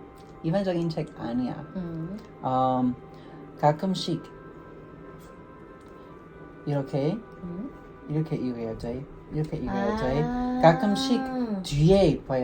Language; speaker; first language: Korean; non-native, learner; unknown